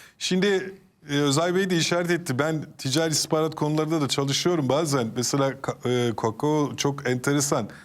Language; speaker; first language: Turkish; native; Turkish